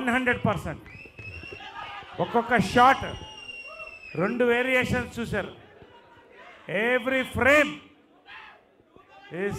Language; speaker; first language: Telugu; native; Telugu